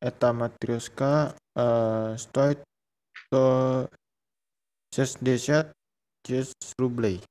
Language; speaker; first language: Russian; non-native, learner; Indonesian